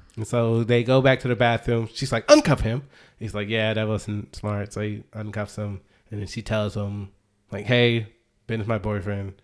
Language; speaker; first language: English; native; English